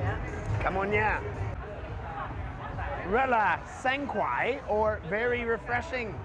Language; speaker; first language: Vietnamese; early bilingual, heritage; English